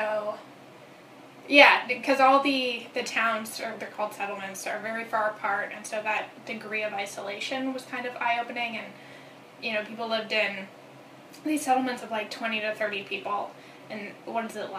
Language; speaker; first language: English; native; English